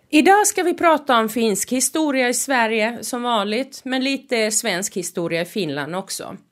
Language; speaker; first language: Swedish; non-native, local second language; Finnish